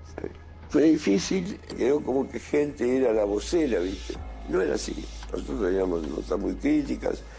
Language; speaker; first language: Spanish; native; Spanish